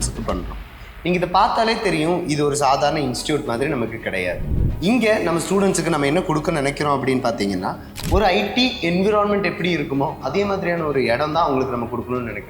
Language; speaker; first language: Tamil; native; Tamil